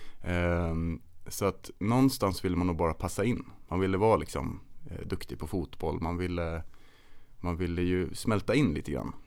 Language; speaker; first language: Swedish; native; Swedish